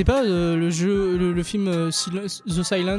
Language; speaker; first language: French; native; French